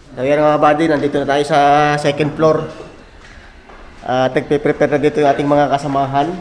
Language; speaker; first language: Filipino; native; Filipino